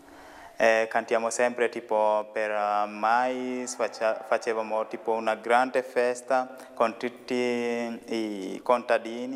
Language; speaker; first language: Italian; non-native, learner; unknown